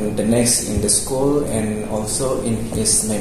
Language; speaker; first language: English; non-native, local second language; Indonesian